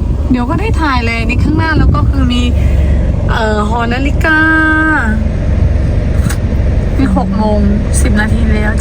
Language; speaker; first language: Thai; non-native, fluent; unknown